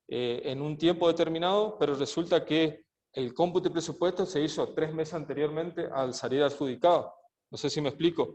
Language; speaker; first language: Spanish; native; Spanish